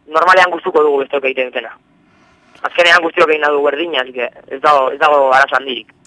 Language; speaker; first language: Basque; non-native, local second language; Spanish